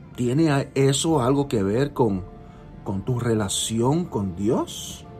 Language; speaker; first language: Spanish; early bilingual, heritage; Spanish